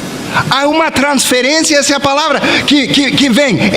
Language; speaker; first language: Portuguese; non-native, fluent; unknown